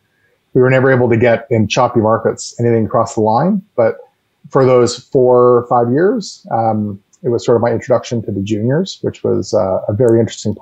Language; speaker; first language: English; native; English